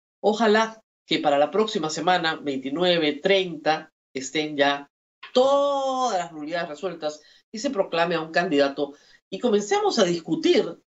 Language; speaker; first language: Spanish; native; Spanish